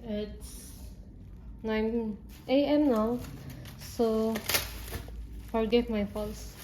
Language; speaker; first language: English; non-native, learner; Indonesian